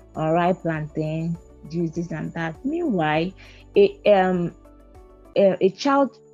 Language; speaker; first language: English; non-native, local second language; Igbo